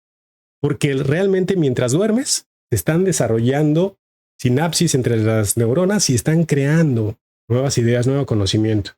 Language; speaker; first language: Spanish; native; Spanish